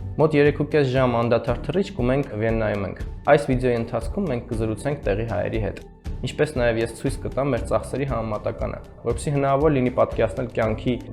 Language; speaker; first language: Armenian; native; Armenian